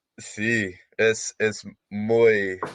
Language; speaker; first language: Spanish; non-native, learner; English